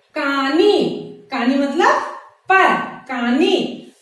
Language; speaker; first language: Hindi; non-native, local second language; Telugu